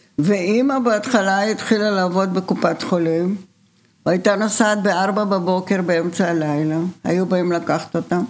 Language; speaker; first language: Hebrew; early bilingual, other home language; Bulgarian